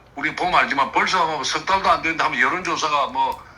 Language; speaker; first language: Korean; native; Korean